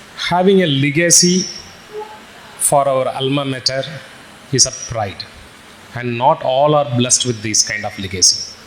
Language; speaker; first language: English; non-native, local second language; Tamil